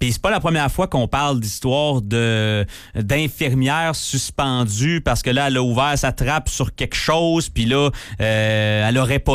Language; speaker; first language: French; native; French